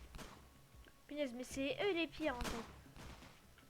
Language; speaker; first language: French; native; French